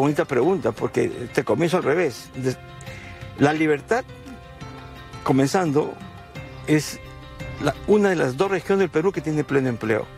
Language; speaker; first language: Spanish; native; Spanish